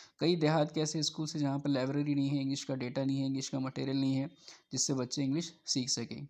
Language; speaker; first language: Urdu; native; Urdu